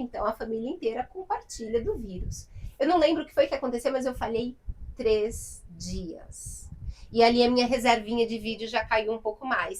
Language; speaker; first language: Portuguese; native; Portuguese